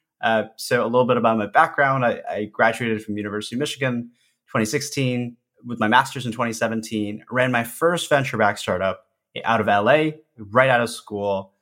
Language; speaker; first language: English; early bilingual, other home language; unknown